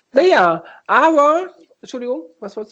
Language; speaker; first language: German; native; German